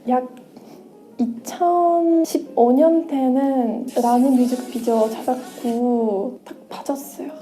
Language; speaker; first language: Korean; non-native, fluent; Russian